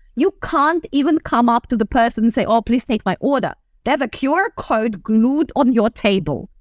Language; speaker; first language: English; non-native, fluent; Russian